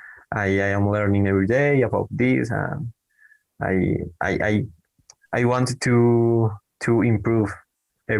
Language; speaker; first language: English; non-native, learner; Spanish